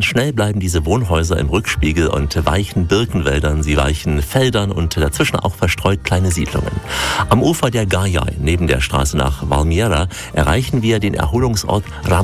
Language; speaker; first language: German; native; German